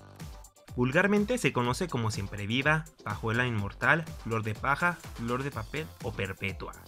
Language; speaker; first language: Spanish; native; Spanish